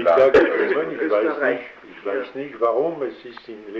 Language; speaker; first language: German; non-native, learner; French